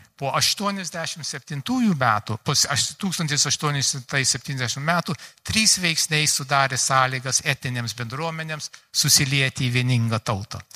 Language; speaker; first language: Lithuanian; early bilingual, heritage; Lithuanian